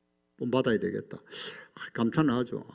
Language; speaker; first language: Korean; native; Korean